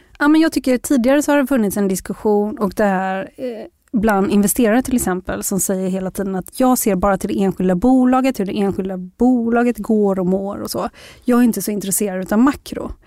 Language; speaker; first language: Swedish; native; Swedish